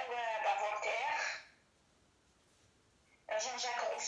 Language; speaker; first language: French; non-native, fluent; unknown